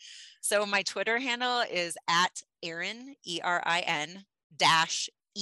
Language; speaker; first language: English; native; English